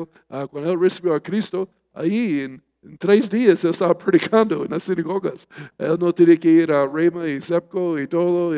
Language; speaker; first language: Spanish; non-native, fluent; English